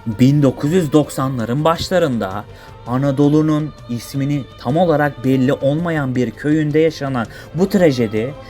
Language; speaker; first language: Turkish; native; Turkish